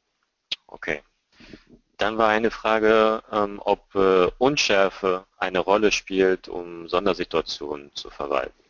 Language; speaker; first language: German; native; German